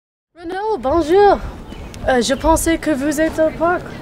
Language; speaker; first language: French; non-native, learner; English